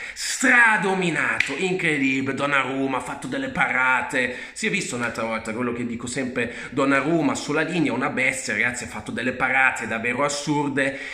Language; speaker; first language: Italian; early bilingual, heritage; Italian